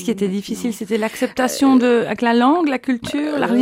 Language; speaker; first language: French; native; French